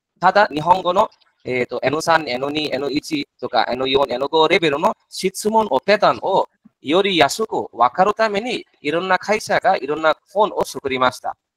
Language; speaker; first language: Japanese; non-native, fluent; Bangla